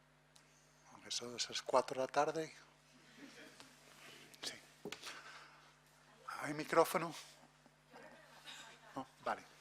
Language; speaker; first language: Spanish; non-native, fluent; English